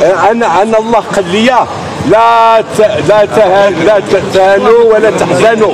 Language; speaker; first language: Arabic; native; Arabic